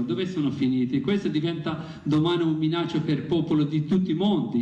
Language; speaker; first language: Italian; non-native, learner; Kurdish